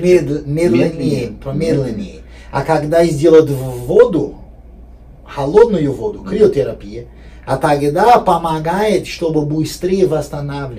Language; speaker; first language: Russian; non-native, learner; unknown